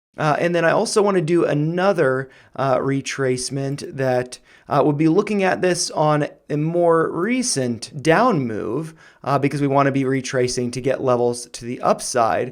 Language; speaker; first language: English; native; English